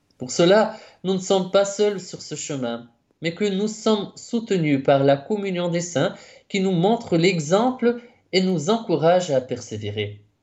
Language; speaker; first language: French; non-native, local second language; Arabic